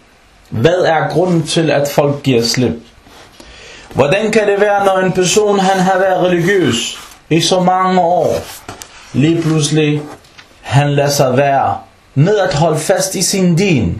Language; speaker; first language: Danish; early bilingual, other home language; Arabic